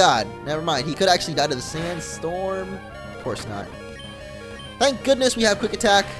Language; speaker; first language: English; native; English